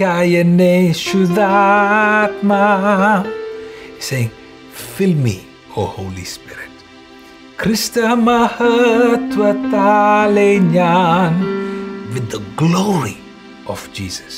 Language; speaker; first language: English; non-native, local second language; Malayalam